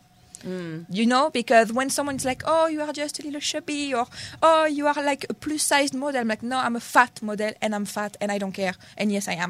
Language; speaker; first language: English; non-native, learner; French